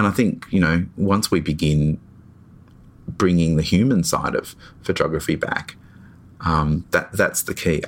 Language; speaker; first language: English; native; English